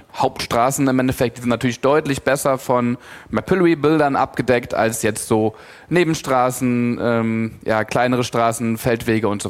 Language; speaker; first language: German; native; German